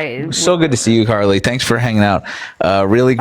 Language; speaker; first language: English; native; English